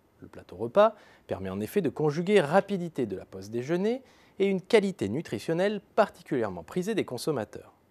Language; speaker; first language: French; native; French